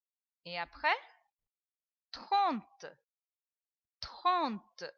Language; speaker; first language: French; non-native, fluent; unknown